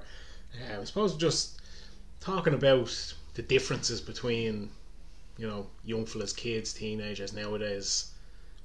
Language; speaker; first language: English; native; English